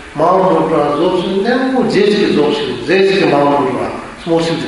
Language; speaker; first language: Russian; non-native, learner; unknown